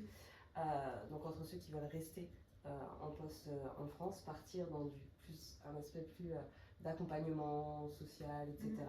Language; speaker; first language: French; native; French